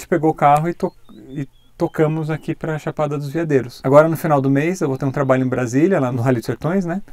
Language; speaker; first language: Portuguese; native; Portuguese